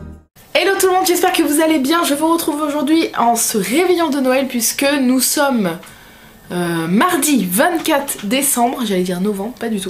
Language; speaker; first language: French; native; French